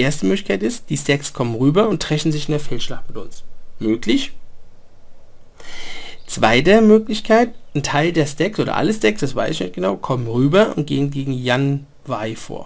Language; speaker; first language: German; native; German